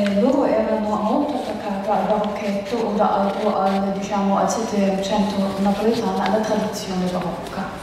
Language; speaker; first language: Italian; non-native, fluent; German